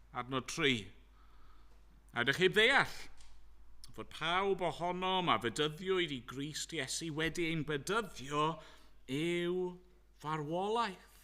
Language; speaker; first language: Welsh; native; Welsh